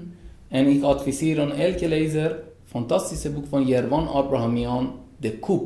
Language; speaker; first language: Dutch; non-native, fluent; Persian